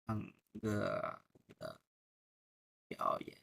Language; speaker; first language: Chinese; non-native, fluent; Bangla